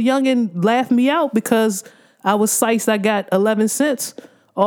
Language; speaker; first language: English; native; English